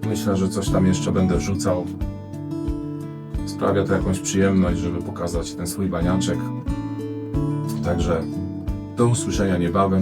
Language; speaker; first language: Polish; native; Polish